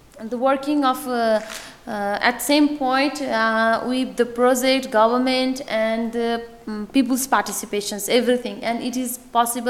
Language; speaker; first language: English; non-native, fluent; Nepali